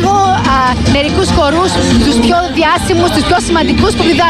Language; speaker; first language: Greek; native; Greek